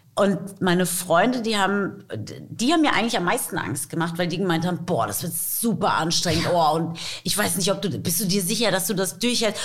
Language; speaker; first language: German; native; German